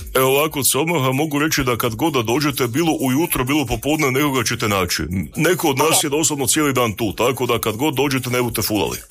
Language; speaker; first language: Serbian; native; Serbian